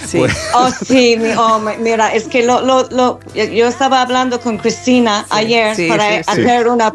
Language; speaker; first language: Spanish; non-native, fluent; English